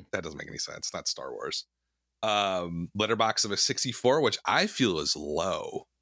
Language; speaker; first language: English; native; English